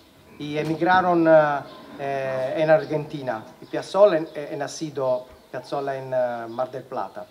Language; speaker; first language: Spanish; non-native, learner; Italian